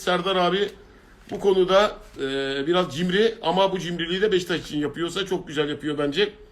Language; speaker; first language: Turkish; native; Turkish